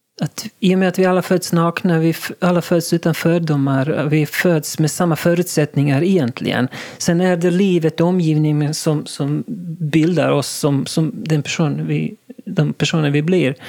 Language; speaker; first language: Swedish; non-native, local second language; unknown